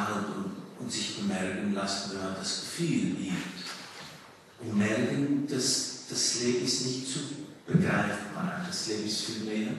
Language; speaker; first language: German; early bilingual, heritage; German